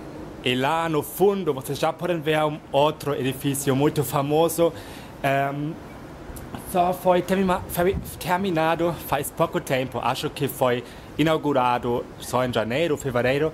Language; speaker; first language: Portuguese; non-native, fluent; German